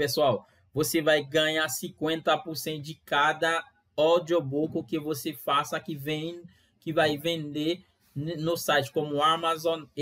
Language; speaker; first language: Portuguese; non-native, fluent; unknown